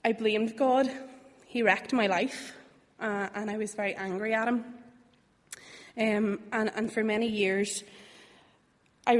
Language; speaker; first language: English; native; English